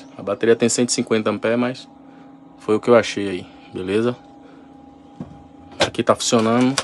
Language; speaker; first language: Portuguese; native; Portuguese